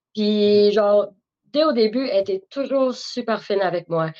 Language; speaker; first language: French; native; French